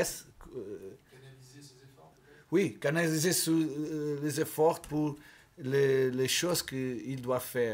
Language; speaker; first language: French; non-native, learner; Portuguese